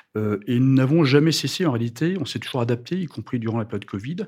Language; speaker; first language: French; native; French